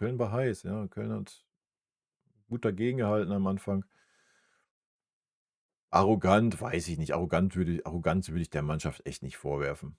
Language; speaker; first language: German; native; German